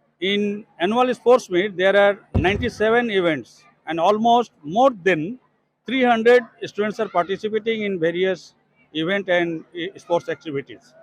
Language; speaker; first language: English; non-native, local second language; Bangla